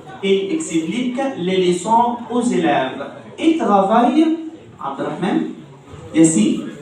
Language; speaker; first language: French; non-native, fluent; Arabic